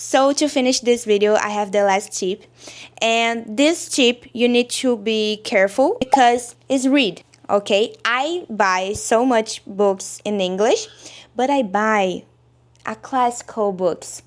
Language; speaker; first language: English; non-native, learner; Portuguese